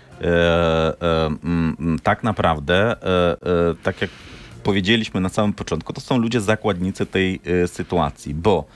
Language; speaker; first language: Polish; non-native, fluent; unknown